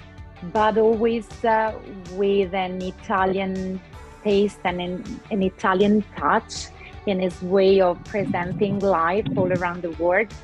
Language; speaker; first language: English; non-native, local second language; Italian